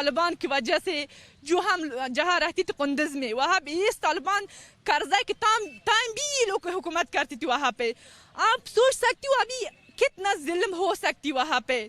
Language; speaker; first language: Hindi; non-native, learner; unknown